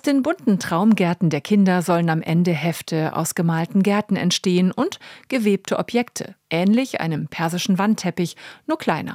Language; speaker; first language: German; native; German